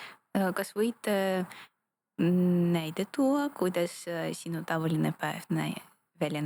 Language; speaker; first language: Estonian; non-native, local second language; Russian